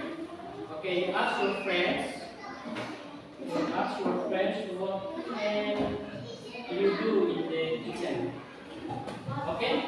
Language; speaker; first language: English; non-native, learner; Indonesian